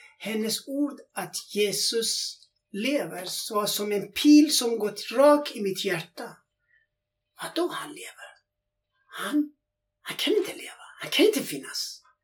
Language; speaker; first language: Swedish; non-native, fluent; Persian